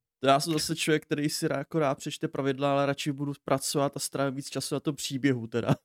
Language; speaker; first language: Czech; native; Czech